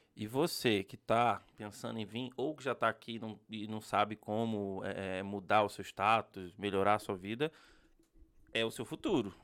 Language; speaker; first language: Portuguese; native; Portuguese